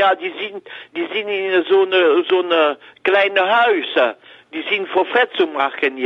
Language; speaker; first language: German; non-native, learner; French